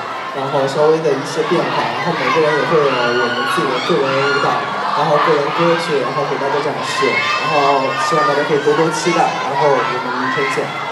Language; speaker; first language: Chinese; native; Chinese